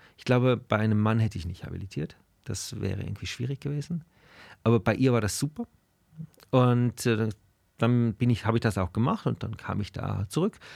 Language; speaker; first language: German; native; German